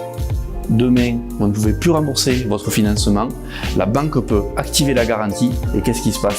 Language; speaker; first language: French; native; French